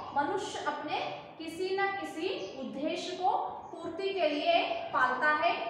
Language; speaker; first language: Hindi; non-native, local second language; Kannada